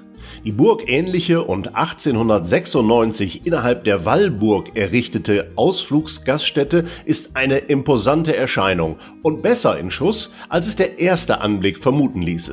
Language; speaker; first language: German; native; German